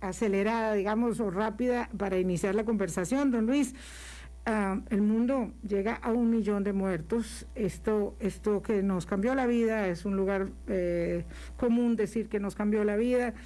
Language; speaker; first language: Spanish; native; Spanish